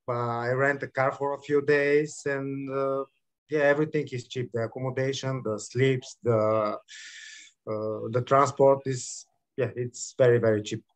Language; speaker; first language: English; non-native, learner; Bulgarian